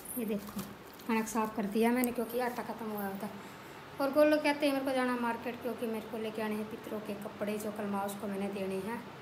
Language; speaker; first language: Hindi; native; Hindi